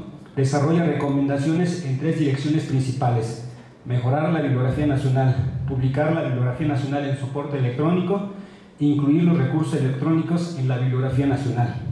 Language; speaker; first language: Spanish; native; Spanish